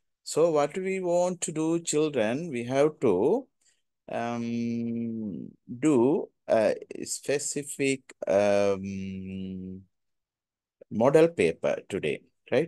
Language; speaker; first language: English; non-native, local second language; Tamil